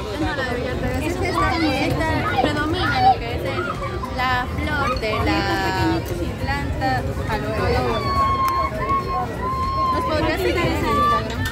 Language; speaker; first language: Spanish; native; Spanish